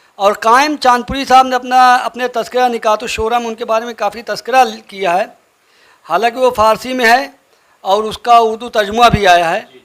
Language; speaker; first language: Urdu; native; Urdu